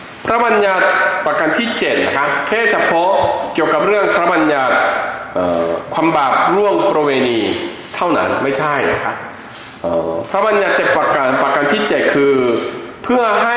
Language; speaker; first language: Thai; non-native, fluent; Korean